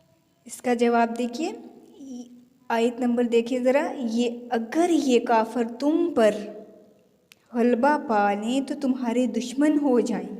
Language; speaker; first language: Urdu; native; Urdu